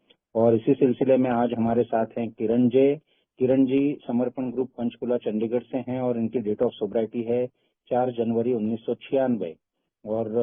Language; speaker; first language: Hindi; native; Hindi